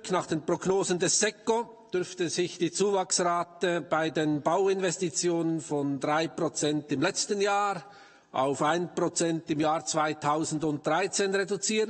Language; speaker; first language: German; native; German